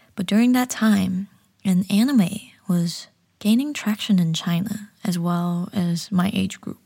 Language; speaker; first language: English; early bilingual, other home language; Chinese